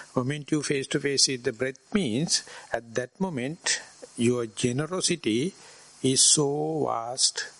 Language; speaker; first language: English; non-native, local second language; Sinhala